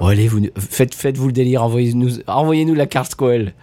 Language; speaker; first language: French; native; French